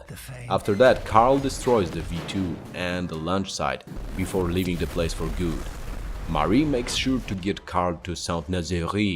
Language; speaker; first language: English; non-native, fluent; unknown